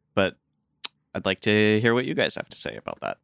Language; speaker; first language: English; native; English